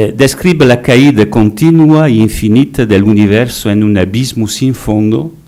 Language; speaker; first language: Spanish; non-native, fluent; French